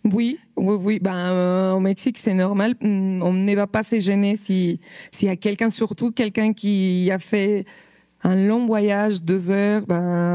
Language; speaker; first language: French; non-native, fluent; Spanish